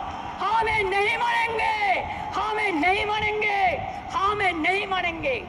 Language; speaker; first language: Hindi; non-native, local second language; Bangla